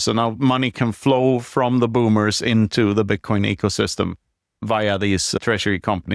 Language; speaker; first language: English; non-native, fluent; Swedish